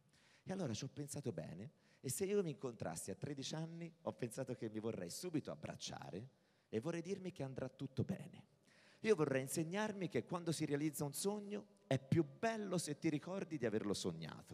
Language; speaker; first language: Italian; native; Italian